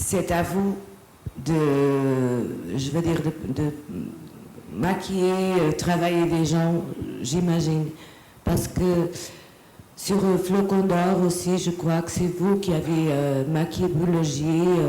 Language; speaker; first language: French; non-native, fluent; Portuguese